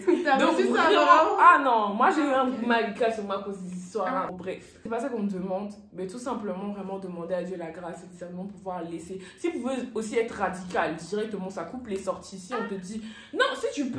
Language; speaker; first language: French; native; French